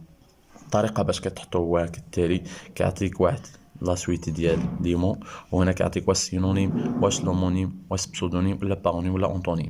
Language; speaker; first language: Arabic; native; Arabic